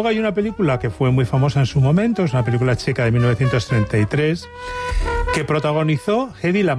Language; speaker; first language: Spanish; native; Spanish